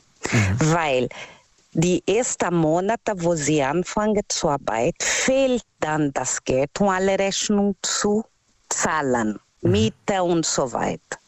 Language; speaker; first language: German; non-native, learner; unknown